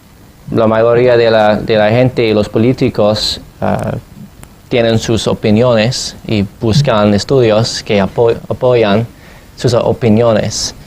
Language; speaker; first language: Spanish; non-native, fluent; English